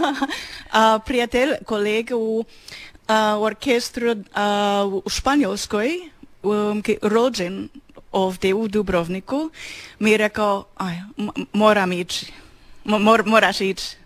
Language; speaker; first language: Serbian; non-native, learner; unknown